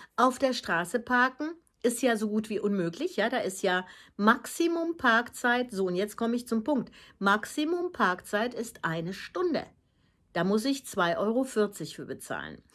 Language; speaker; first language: German; native; German